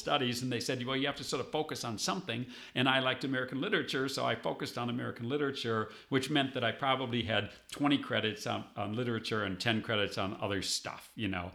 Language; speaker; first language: English; native; English